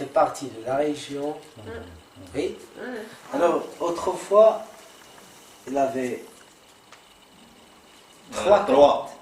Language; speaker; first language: French; non-native, local second language; Arabic